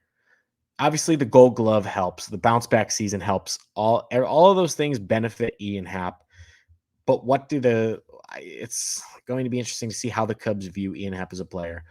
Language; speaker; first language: English; native; English